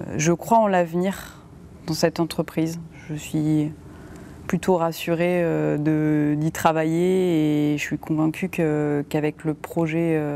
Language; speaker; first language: French; native; French